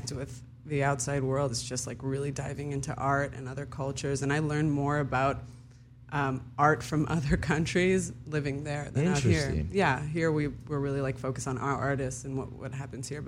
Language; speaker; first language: English; early bilingual, other home language; Hebrew